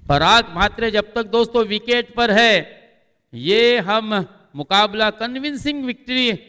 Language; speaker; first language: Hindi; non-native, local second language; Marathi